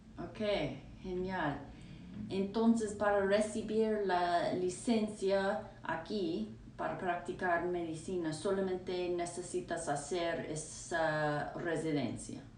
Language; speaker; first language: Spanish; non-native, fluent; English